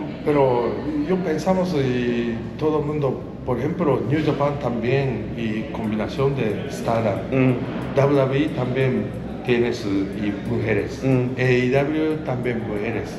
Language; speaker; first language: Spanish; non-native, learner; Japanese